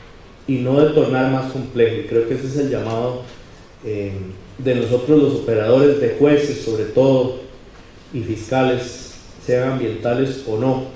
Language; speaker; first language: Spanish; native; Spanish